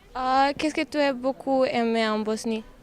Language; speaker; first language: French; non-native, learner; Bosnian